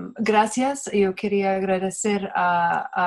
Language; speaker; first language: Spanish; non-native, fluent; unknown